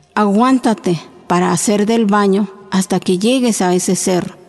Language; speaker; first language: Spanish; non-native, local second language; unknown